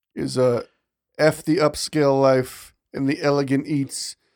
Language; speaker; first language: English; native; English